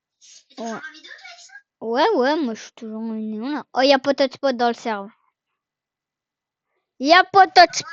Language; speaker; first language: French; native; French